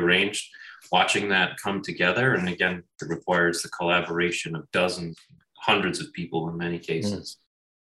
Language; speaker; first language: English; native; English